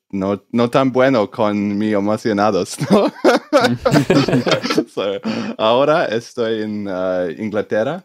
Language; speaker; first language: Spanish; non-native, learner; English